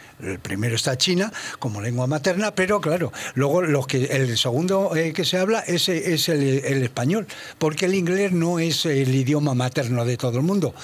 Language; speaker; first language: Spanish; native; Spanish